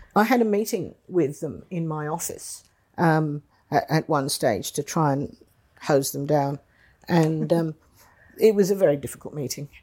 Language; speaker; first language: English; native; English